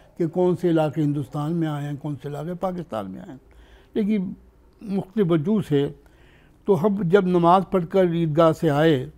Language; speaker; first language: Hindi; native; Hindi